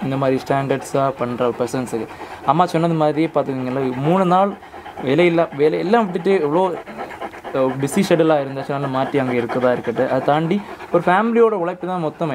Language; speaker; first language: Tamil; native; Tamil